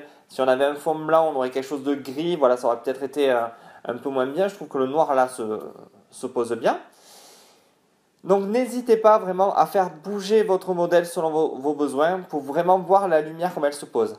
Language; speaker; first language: French; native; French